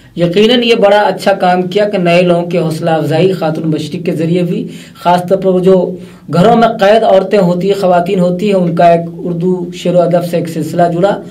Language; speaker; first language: Urdu; native; Urdu